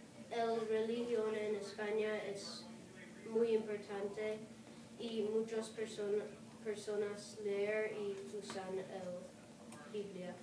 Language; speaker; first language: Spanish; non-native, learner; English